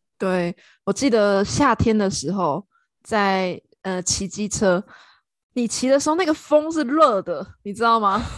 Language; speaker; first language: Chinese; native; Chinese